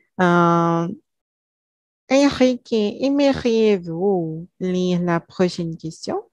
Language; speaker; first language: French; non-native, learner; Portuguese